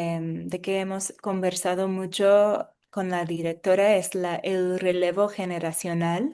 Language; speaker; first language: Spanish; non-native, fluent; English